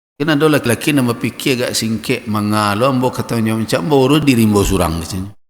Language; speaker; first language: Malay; non-native, local second language; Minangkabau